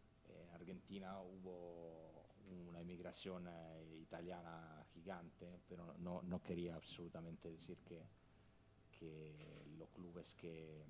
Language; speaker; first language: Spanish; non-native, fluent; Italian